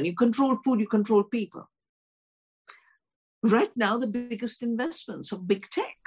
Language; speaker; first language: English; non-native, local second language; Hindi